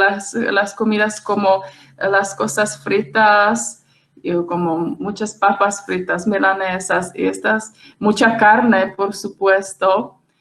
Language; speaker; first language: Spanish; non-native, fluent; Czech